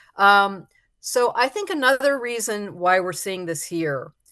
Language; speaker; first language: English; native; English